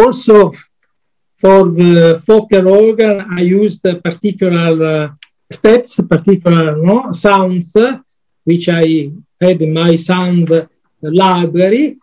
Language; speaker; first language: English; non-native, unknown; Italian